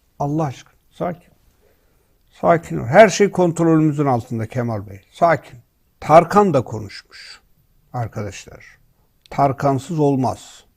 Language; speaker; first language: Turkish; native; Turkish